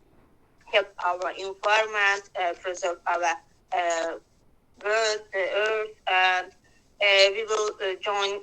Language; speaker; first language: English; non-native, learner; Azerbaijani